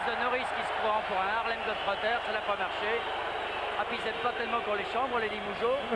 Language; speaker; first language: French; native; French